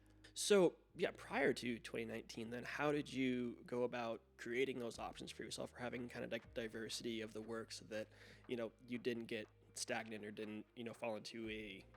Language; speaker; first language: English; native; English